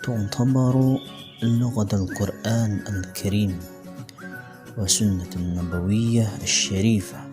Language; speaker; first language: Arabic; non-native, learner; Indonesian